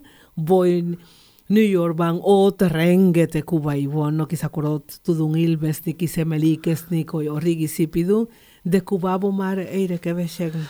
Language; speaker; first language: Hungarian; non-native, learner; Spanish